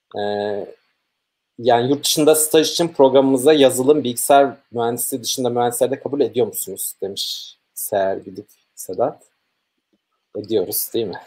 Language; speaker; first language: Turkish; native; Turkish